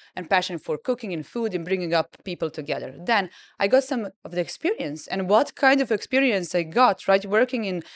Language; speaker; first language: English; non-native, fluent; Serbian